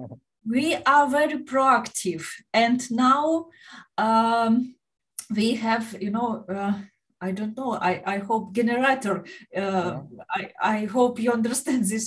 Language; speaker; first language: English; non-native, learner; Ukrainian